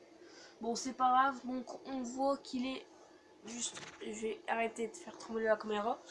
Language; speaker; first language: French; native; French